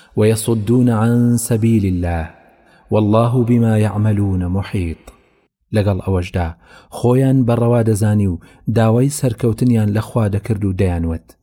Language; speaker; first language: Central Kurdish; native; Central Kurdish